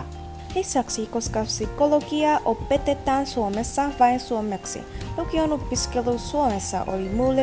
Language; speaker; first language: Finnish; non-native, learner; Vietnamese